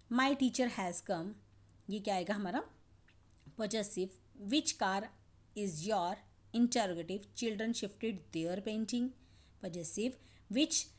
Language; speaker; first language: Hindi; native; Hindi